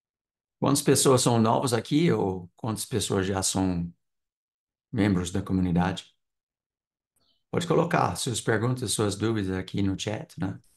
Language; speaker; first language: Portuguese; non-native, fluent; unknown